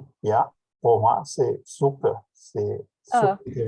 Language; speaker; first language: French; non-native, learner; Portuguese